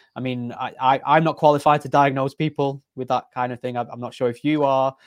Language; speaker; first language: English; native; English